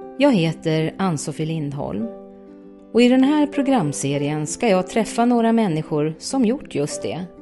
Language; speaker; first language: Swedish; native; Swedish